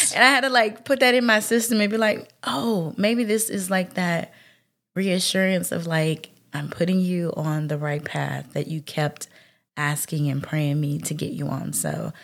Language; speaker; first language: English; native; English